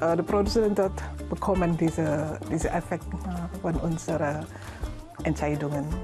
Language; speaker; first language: German; non-native, learner; Indonesian